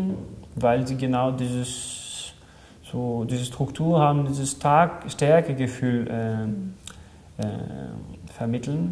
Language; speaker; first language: German; non-native, fluent; Greek